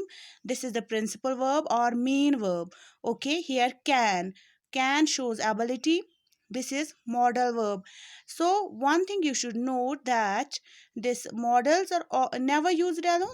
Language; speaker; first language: English; non-native, local second language; Urdu